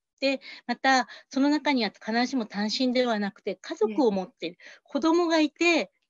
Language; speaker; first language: Japanese; native; Japanese